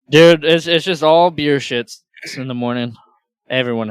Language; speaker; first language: English; native; English